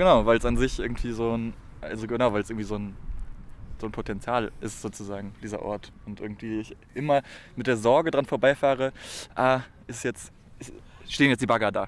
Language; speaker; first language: German; native; German